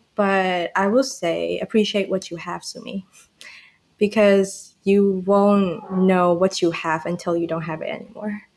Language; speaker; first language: English; non-native, fluent; Burmese